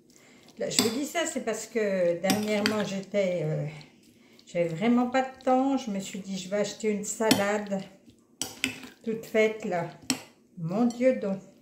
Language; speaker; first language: French; native; French